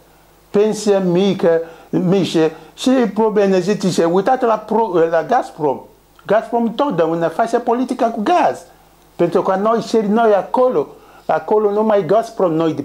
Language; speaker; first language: Romanian; non-native, learner; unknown